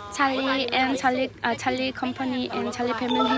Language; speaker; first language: English; non-native, learner; Korean